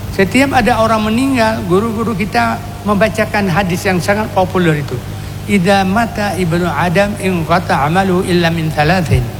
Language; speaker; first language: Indonesian; non-native, local second language; Achinese